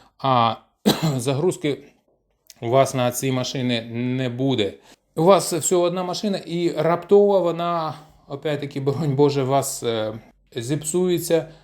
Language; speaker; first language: Ukrainian; non-native, local second language; Russian